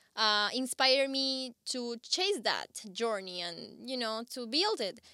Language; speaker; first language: English; non-native, fluent; Spanish